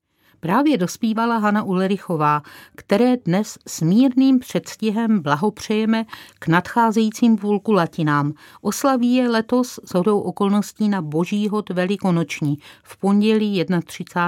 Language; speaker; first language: Czech; native; Czech